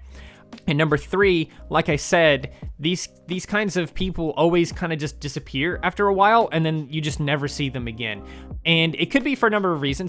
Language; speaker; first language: English; native; English